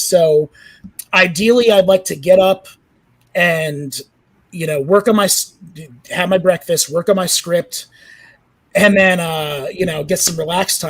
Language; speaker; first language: English; native; English